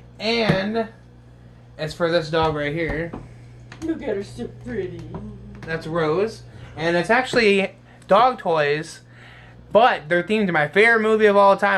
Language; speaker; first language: English; native; English